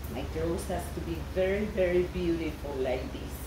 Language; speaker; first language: English; non-native, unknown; Spanish